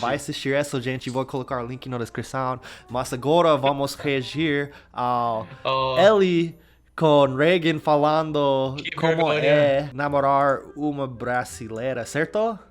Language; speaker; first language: Portuguese; non-native, fluent; English